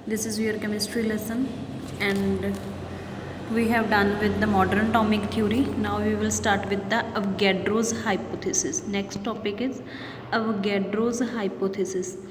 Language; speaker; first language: English; non-native, local second language; Punjabi